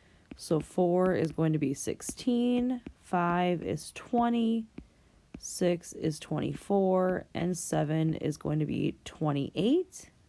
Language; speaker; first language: English; native; English